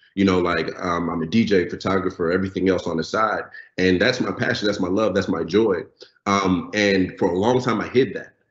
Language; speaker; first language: English; non-native, local second language; Yoruba